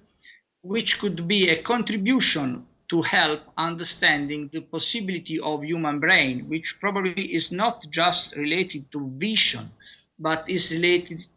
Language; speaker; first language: English; non-native, learner; Italian